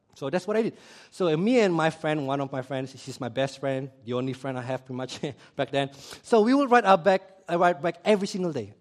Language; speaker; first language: English; early bilingual, other home language; Indonesian